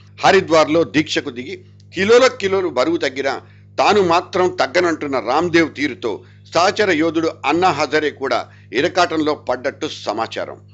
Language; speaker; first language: Telugu; native; Telugu